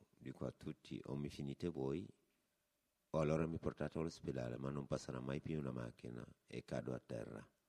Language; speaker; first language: Italian; non-native, fluent; Wolof